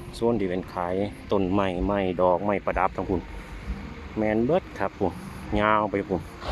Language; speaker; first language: Thai; native; Thai